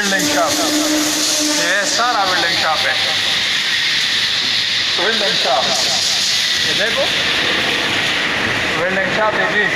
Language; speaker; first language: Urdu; non-native, local second language; Pashto